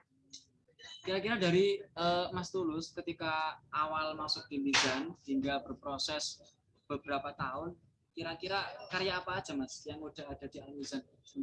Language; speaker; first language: Indonesian; native; Indonesian